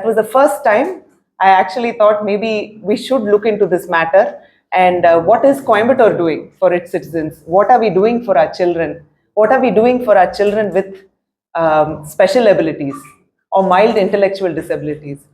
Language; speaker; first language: English; non-native, local second language; Tamil